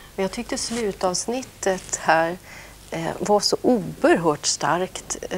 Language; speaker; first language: Swedish; native; Swedish